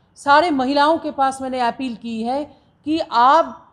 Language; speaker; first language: Hindi; non-native, local second language; Bangla